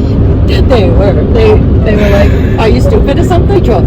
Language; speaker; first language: English; native; English